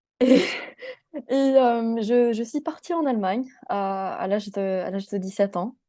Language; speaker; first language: French; non-native, local second language; English